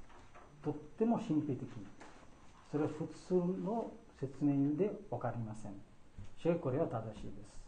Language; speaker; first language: Japanese; non-native, fluent; Bangla